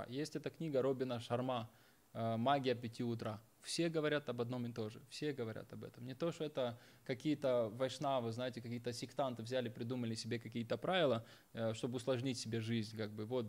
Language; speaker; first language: Russian; native; Russian